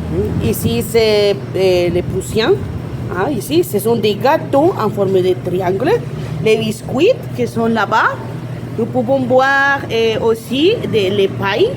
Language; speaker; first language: French; non-native, fluent; Spanish